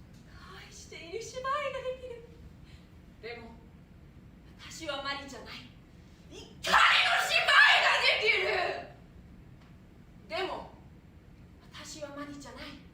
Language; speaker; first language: Japanese; non-native, fluent; German